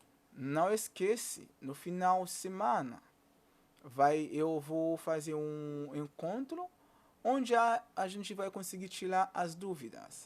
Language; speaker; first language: Portuguese; non-native, fluent; Haitian Creole